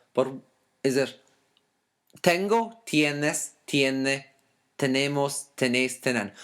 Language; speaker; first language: Spanish; non-native, fluent; English